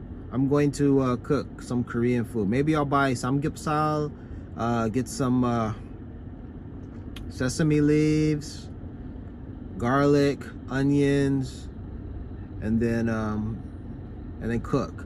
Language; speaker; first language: English; native; English